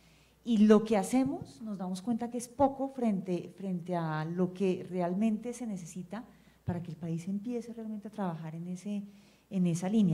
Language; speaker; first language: Spanish; native; Spanish